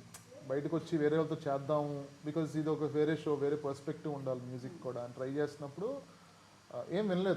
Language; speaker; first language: Telugu; native; Telugu